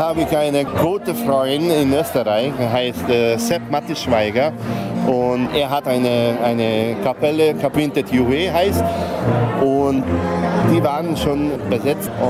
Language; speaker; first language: German; non-native, local second language; Hungarian